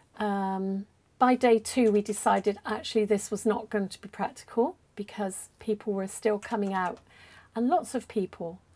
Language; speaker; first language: English; native; English